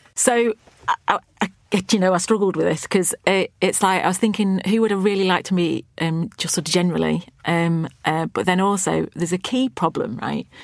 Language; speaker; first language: English; native; English